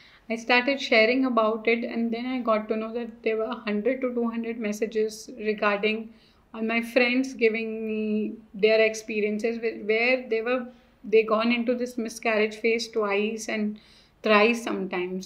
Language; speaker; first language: English; non-native, local second language; Hindi